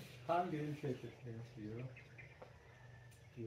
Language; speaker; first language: English; non-native, learner; Russian